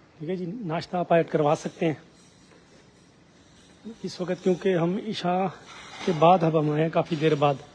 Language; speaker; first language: Urdu; non-native, local second language; Saraiki